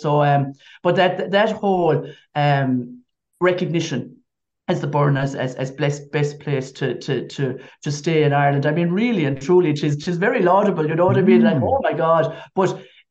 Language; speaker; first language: English; native; English